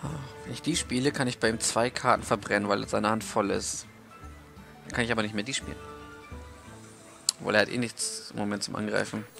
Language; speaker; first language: German; native; German